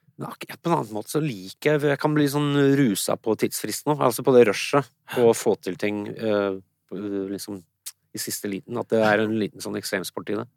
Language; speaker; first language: Norwegian; early bilingual, other home language; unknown